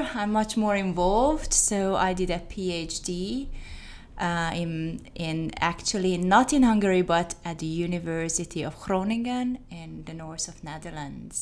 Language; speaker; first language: English; non-native, fluent; Hungarian